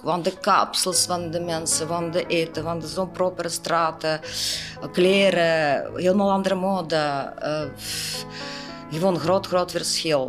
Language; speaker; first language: Dutch; non-native, learner; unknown